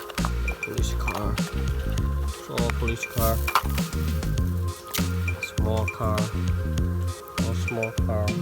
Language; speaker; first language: English; non-native, learner; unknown